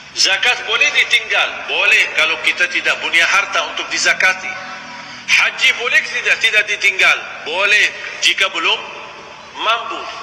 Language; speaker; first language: Malay; non-native, fluent; Arabic